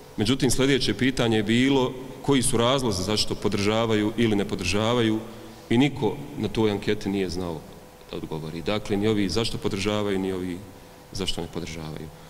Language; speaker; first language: Bosnian; native; Bosnian